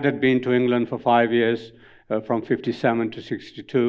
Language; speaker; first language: English; non-native, local second language; Punjabi